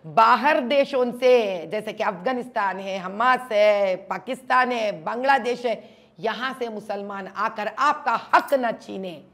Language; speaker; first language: Hindi; non-native, local second language; Telugu